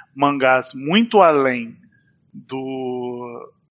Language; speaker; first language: Portuguese; native; Portuguese